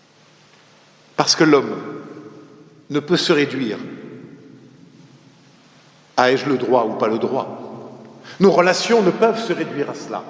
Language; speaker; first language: French; native; French